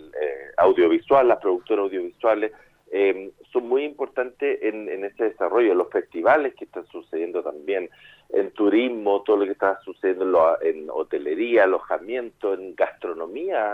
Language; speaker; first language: Spanish; native; Spanish